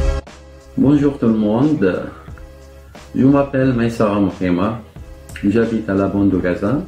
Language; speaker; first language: French; non-native, fluent; Arabic